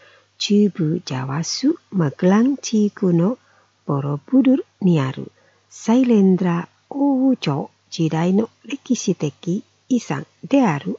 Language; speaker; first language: Japanese; non-native, fluent; Indonesian